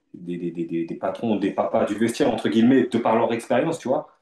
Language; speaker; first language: French; native; French